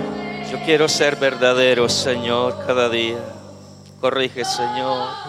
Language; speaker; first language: Spanish; native; Spanish